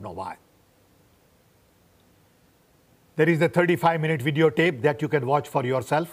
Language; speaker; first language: English; non-native, local second language; Gujarati